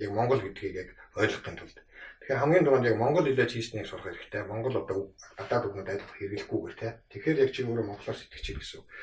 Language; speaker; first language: Mongolian; native; Mongolian